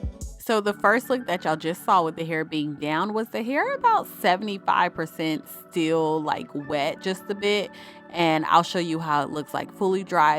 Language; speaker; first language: English; native; English